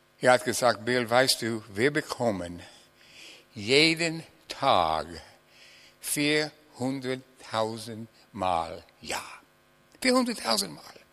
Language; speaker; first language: German; non-native, fluent; English